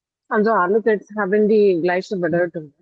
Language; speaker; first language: German; non-native, fluent; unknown